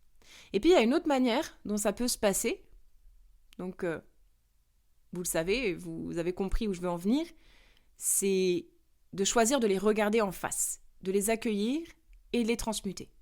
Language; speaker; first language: French; native; French